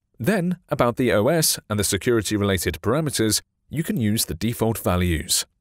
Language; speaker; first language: English; non-native, fluent; Chinese